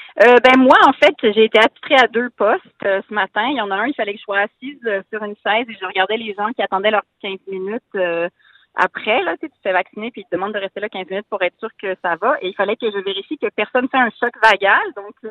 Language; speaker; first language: French; native; French